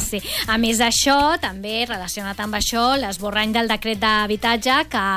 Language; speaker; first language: Catalan; native; Catalan